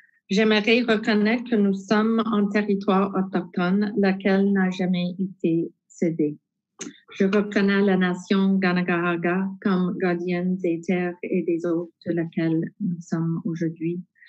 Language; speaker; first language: French; non-native, fluent; English